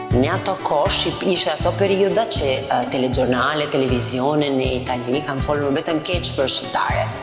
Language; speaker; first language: Albanian; non-native, learner; Italian